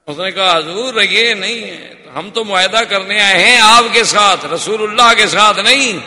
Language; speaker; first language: Urdu; native; Urdu